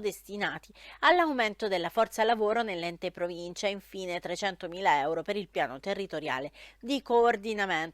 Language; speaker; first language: Italian; native; Italian